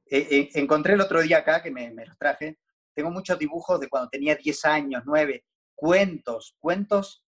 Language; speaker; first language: Spanish; native; Spanish